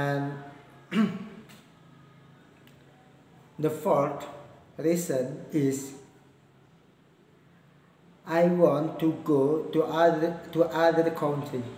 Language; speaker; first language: English; non-native, learner; Indonesian